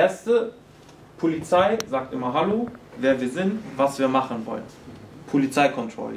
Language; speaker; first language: German; non-native, fluent; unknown